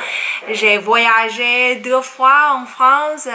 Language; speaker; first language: French; non-native, learner; Chinese